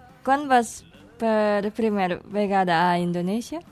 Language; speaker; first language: Catalan; non-native, learner; Indonesian